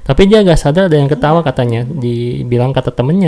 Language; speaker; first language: Indonesian; native; Indonesian